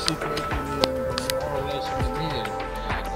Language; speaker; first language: English; non-native, learner; Spanish